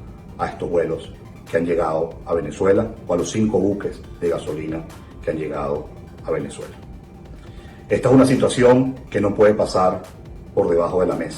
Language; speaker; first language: Spanish; native; Spanish